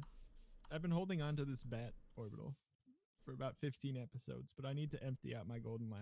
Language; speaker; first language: English; native; English